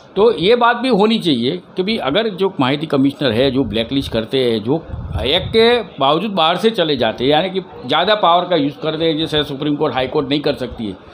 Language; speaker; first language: Hindi; native; Hindi